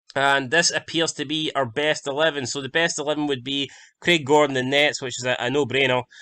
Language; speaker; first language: English; native; English